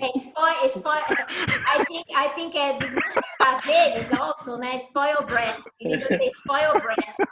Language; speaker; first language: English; non-native, fluent; Portuguese